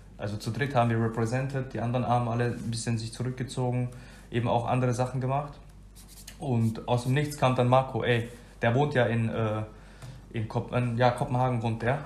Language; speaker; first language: German; early bilingual, other home language; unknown